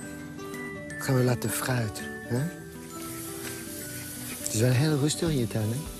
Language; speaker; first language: Dutch; non-native, fluent; French